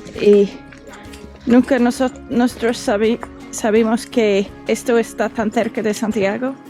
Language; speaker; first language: Spanish; non-native, learner; English